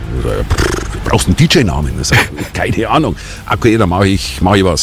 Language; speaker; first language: German; native; German